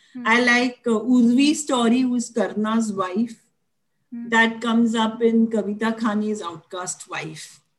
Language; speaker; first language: English; non-native, local second language; Tulu